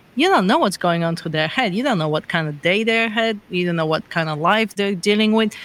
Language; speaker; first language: English; non-native, fluent; Bulgarian